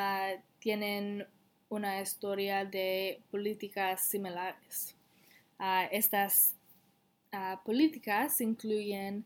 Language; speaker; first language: Spanish; non-native, learner; English